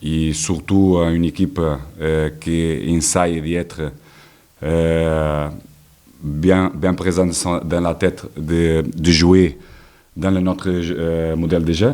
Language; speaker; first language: French; non-native, learner; Portuguese